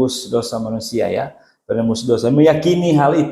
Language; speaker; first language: Indonesian; native; Indonesian